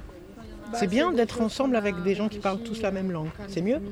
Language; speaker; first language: French; native; French